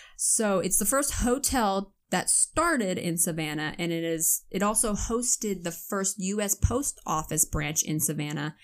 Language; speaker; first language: English; native; English